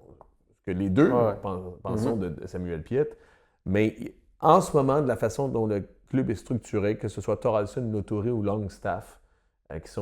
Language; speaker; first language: French; native; French